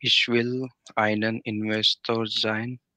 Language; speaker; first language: German; non-native, learner; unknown